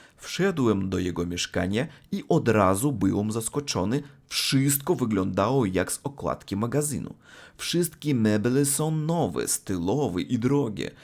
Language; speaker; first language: Polish; non-native, learner; Russian